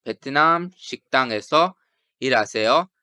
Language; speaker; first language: Korean; non-native, fluent; Urdu